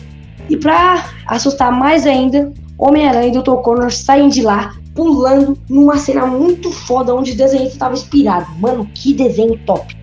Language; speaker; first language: Portuguese; native; Portuguese